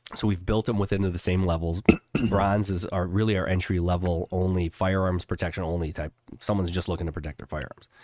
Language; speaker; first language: English; native; English